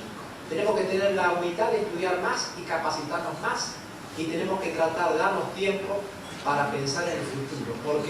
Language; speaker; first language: Spanish; native; Spanish